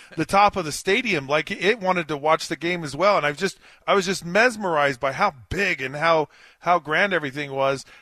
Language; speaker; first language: English; native; English